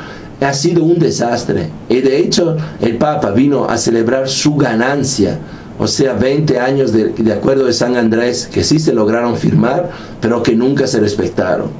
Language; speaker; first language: Spanish; non-native, fluent; Italian